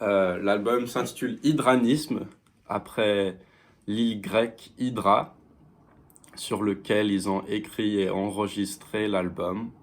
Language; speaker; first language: French; non-native, fluent; English